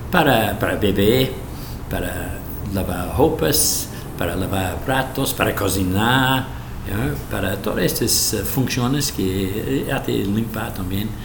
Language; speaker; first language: Portuguese; non-native, fluent; English